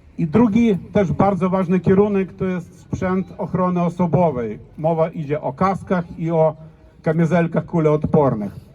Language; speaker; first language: Polish; non-native, fluent; Ukrainian